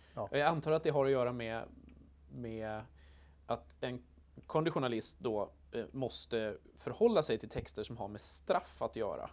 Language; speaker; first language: Swedish; native; Swedish